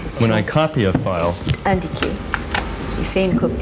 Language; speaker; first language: French; non-native, fluent; English